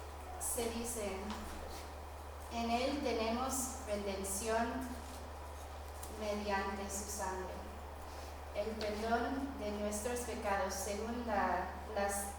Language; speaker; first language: Spanish; non-native, fluent; English